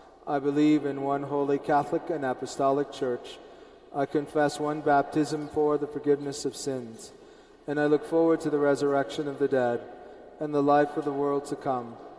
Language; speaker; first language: English; early bilingual, other home language; Spanish